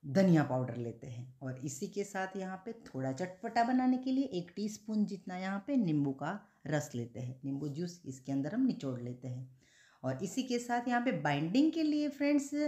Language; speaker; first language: Hindi; non-native, local second language; Gujarati